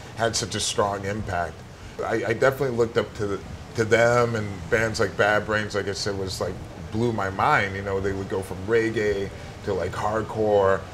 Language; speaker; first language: English; native; English